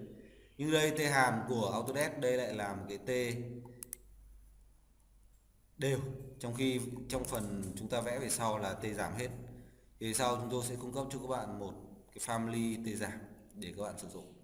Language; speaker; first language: Vietnamese; native; Vietnamese